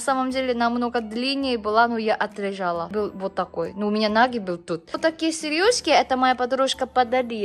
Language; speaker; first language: Russian; non-native, fluent; Korean